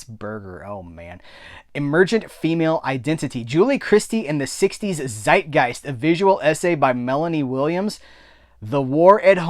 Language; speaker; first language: English; native; English